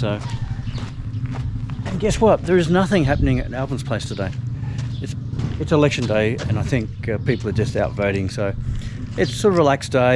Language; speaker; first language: English; native; English